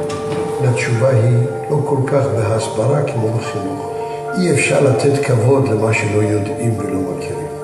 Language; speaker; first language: Hebrew; early bilingual, other home language; Yiddish